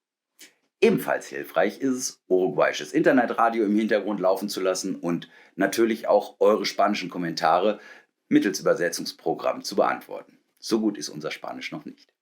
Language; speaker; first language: German; native; German